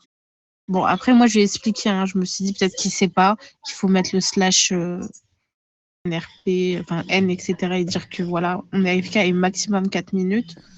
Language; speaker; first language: French; native; French